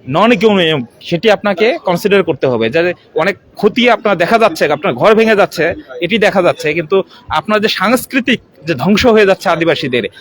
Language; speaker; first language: Bangla; non-native, local second language; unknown